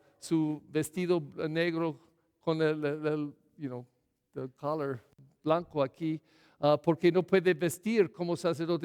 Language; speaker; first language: Spanish; non-native, fluent; English